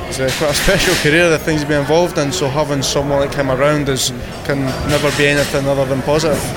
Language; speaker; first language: English; native; English